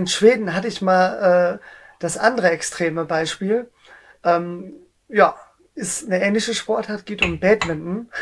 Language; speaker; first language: German; native; German